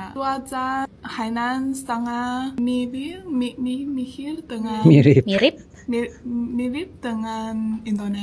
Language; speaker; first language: Indonesian; non-native, learner; Chinese